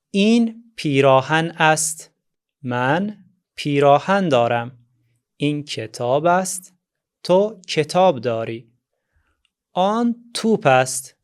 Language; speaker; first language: Persian; non-native, fluent; Azerbaijani